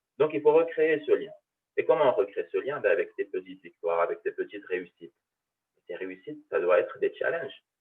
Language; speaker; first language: French; early bilingual, other home language; Arabic